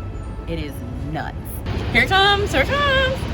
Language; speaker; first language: English; native; English